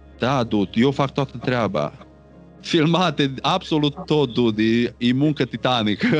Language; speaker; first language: Romanian; native; Romanian